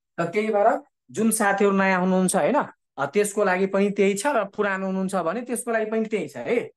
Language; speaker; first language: Nepali; non-native, local second language; Maithili